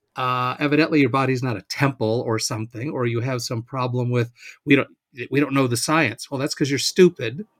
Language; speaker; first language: English; native; English